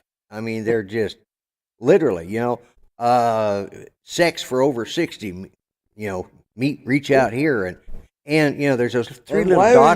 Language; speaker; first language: English; native; English